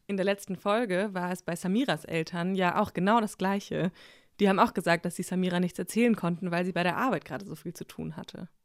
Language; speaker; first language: German; native; German